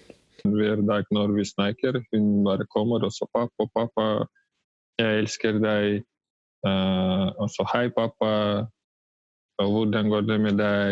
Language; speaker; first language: Norwegian; non-native, learner; Russian